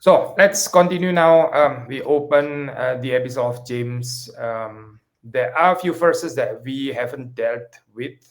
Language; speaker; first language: English; non-native, fluent; Indonesian